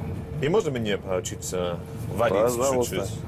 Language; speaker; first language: Russian; non-native, learner; English